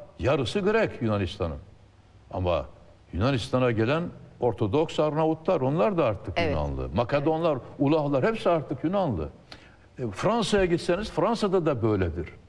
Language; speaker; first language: Turkish; native; Turkish